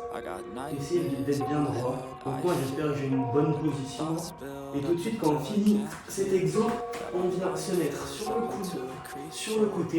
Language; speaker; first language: French; native; French